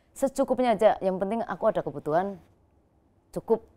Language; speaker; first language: Indonesian; native; Indonesian